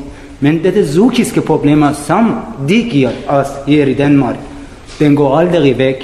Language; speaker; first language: Danish; non-native, learner; Persian